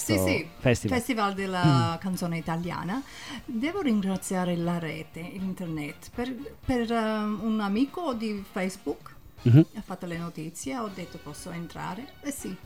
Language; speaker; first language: Italian; early bilingual, heritage; Italian